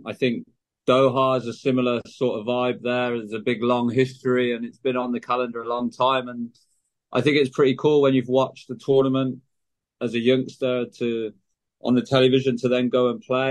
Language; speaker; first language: English; native; English